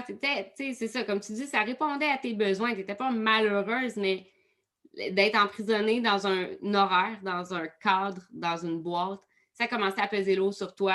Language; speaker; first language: French; native; French